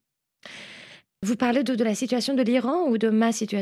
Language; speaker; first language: French; non-native, fluent; Persian